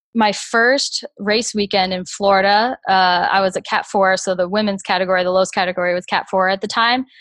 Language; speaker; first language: English; native; English